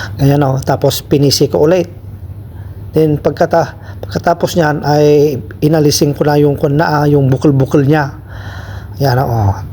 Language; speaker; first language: Filipino; non-native, local second language; Iloko